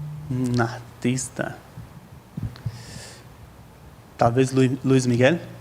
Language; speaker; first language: Spanish; native; Spanish